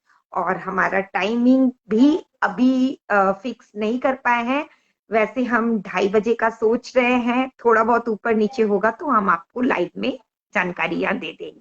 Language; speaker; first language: Hindi; native; Hindi